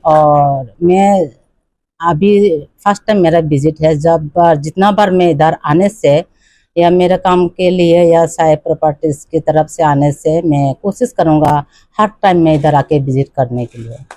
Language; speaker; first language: Hindi; non-native, local second language; Kok Borok